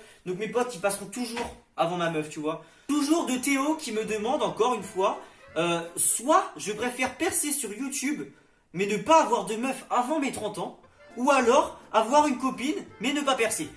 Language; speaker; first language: French; native; French